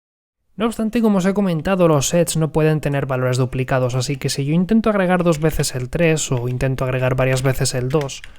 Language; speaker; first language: Spanish; native; Spanish